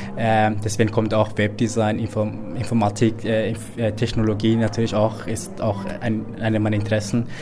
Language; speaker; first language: German; early bilingual, other home language; Persian